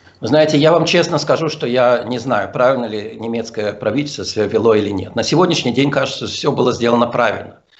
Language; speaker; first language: Russian; early bilingual, heritage; Russian